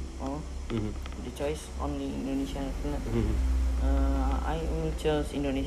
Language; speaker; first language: English; non-native, learner; Indonesian